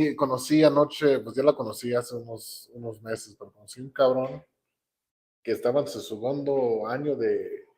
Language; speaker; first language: Spanish; early bilingual, other home language; English